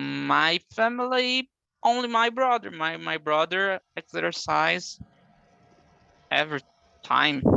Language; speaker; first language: English; non-native, learner; Portuguese